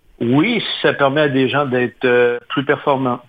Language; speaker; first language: French; native; French